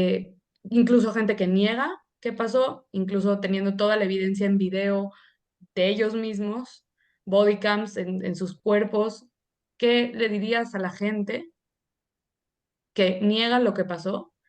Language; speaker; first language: Spanish; native; Spanish